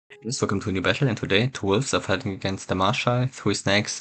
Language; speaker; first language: English; non-native, fluent; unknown